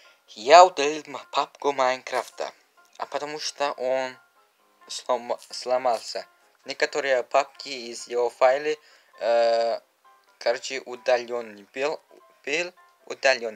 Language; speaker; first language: Russian; non-native, learner; Uzbek